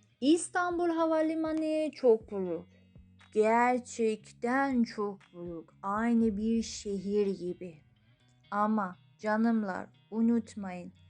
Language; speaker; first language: Turkish; non-native, fluent; Persian